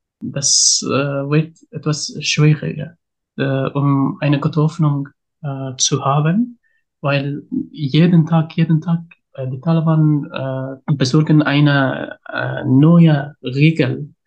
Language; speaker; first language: German; non-native, learner; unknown